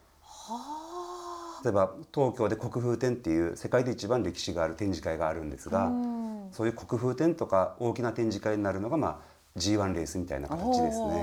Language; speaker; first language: Japanese; native; Japanese